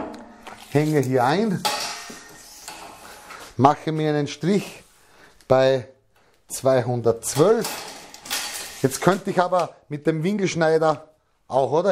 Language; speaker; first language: German; native; German